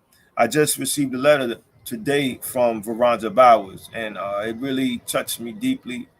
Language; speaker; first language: English; native; English